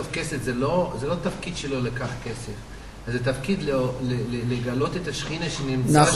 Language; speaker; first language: Hebrew; non-native, fluent; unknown